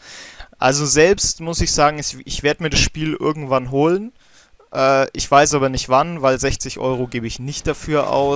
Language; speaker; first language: German; native; German